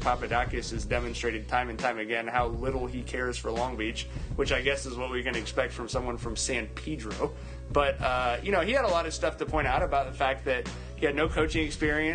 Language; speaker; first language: English; native; English